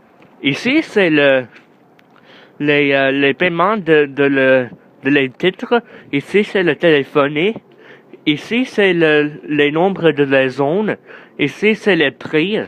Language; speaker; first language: French; non-native, learner; English